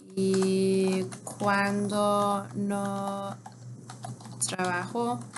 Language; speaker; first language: Spanish; non-native, fluent; English